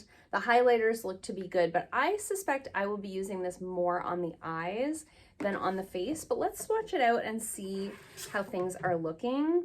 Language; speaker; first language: English; native; English